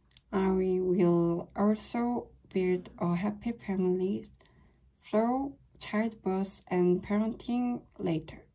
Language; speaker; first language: English; non-native, learner; Korean